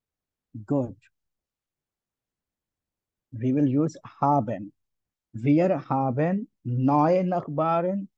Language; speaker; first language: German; non-native, learner; Hindi